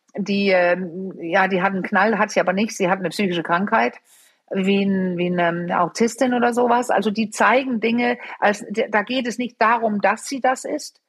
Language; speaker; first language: German; non-native, fluent; Danish